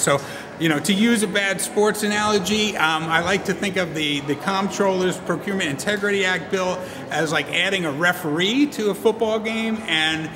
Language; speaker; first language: English; native; English